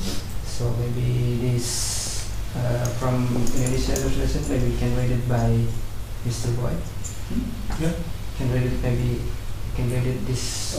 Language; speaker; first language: English; non-native, learner; Indonesian